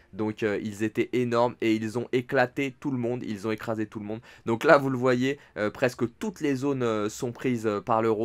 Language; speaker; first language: French; native; French